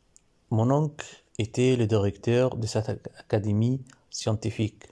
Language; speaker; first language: French; non-native, learner; Arabic